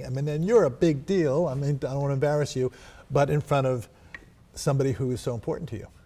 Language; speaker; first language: English; native; English